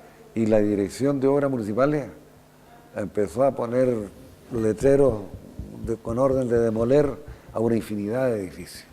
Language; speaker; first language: Spanish; native; Spanish